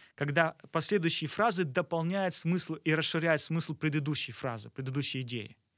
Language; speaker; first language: Russian; native; Russian